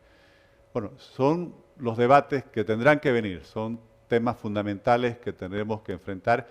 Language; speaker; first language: Spanish; native; Spanish